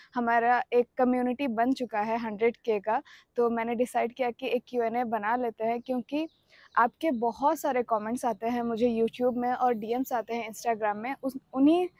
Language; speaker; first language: Hindi; non-native, local second language; Odia